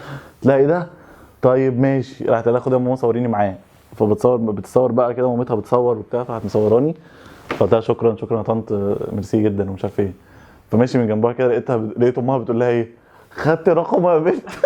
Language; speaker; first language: Arabic; native; Arabic